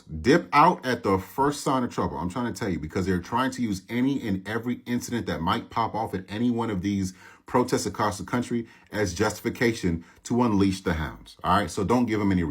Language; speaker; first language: English; native; English